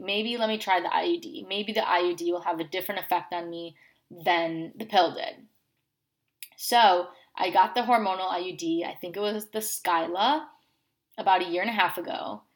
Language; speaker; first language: English; native; English